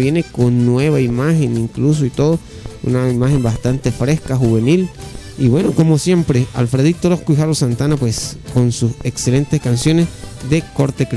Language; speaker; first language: Spanish; native; Spanish